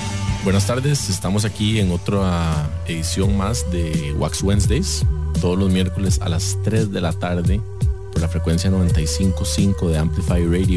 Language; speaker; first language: Spanish; native; Spanish